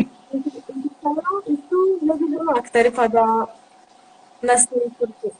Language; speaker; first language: Indonesian; non-native, learner; Turkish